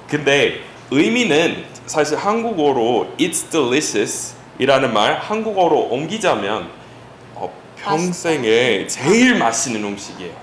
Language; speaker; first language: Korean; non-native, fluent; English